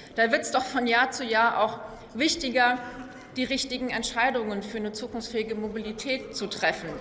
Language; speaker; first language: German; native; German